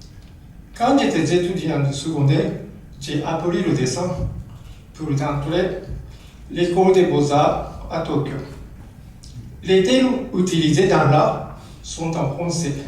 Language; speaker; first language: French; non-native, learner; Japanese